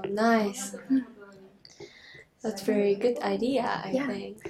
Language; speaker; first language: English; non-native, learner; Japanese